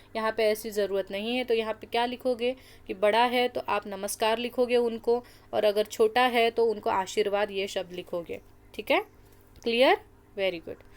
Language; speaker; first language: Hindi; non-native, local second language; Marathi